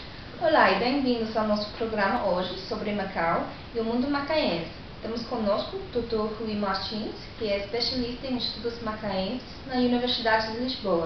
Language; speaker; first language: Portuguese; non-native, learner; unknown